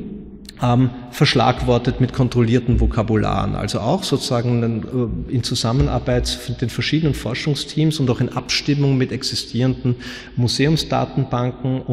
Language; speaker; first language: German; native; German